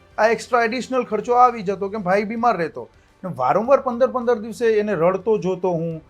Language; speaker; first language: Gujarati; native; Gujarati